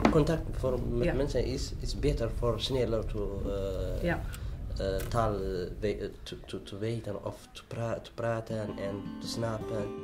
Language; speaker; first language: Dutch; non-native, learner; Tigrinya